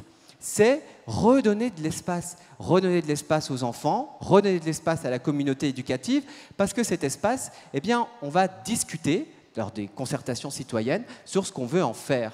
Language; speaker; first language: French; native; French